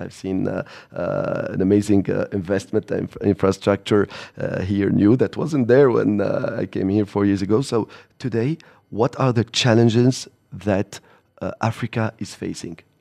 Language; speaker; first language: English; non-native, fluent; Arabic